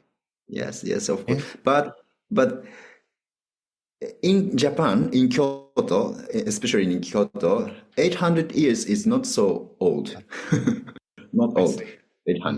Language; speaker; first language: English; non-native, learner; Japanese